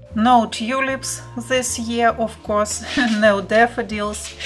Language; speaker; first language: English; non-native, fluent; Russian